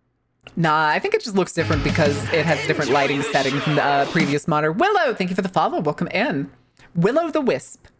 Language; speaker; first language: English; native; English